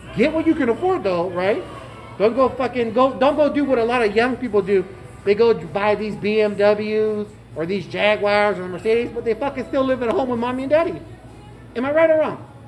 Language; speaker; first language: English; early bilingual, other home language; Spanish